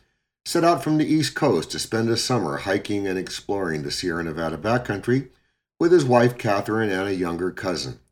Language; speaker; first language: English; native; English